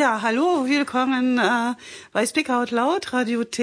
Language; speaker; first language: German; non-native, fluent; French